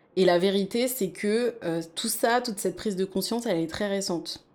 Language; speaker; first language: French; native; French